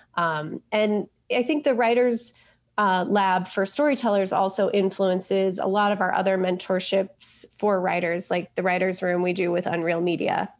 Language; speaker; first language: English; native; English